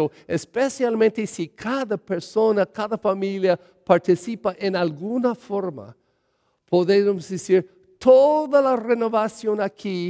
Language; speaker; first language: Spanish; early bilingual, heritage; English